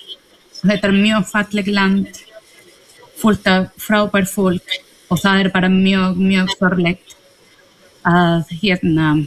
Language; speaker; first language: Icelandic; non-native, fluent; Spanish